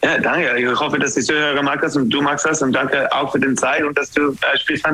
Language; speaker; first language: German; non-native, learner; English